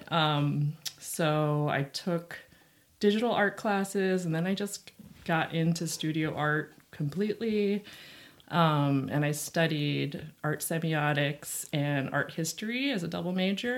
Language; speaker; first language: English; native; English